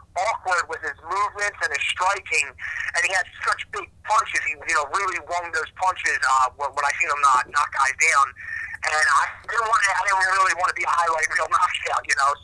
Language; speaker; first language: English; native; English